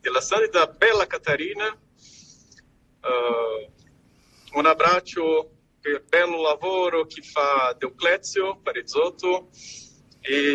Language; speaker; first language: Italian; non-native, fluent; Portuguese